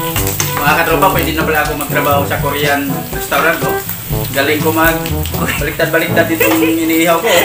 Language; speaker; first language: Filipino; non-native, local second language; Cebuano